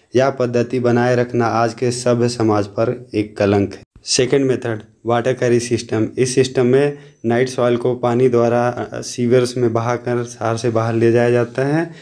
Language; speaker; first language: Hindi; native; Hindi